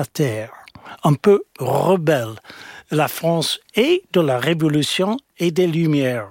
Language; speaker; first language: French; non-native, fluent; English